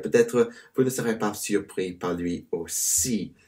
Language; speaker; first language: French; non-native, learner; English